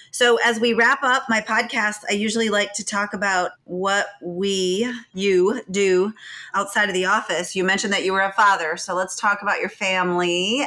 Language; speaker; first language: English; native; English